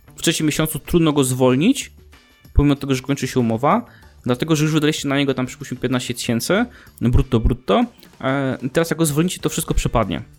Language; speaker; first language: Polish; native; Polish